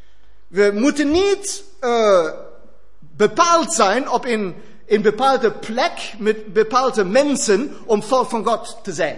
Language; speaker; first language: Dutch; non-native, fluent; German